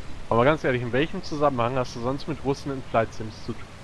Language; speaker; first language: German; native; German